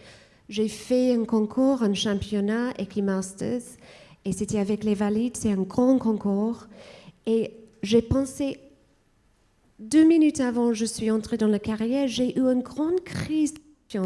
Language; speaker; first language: French; non-native, fluent; English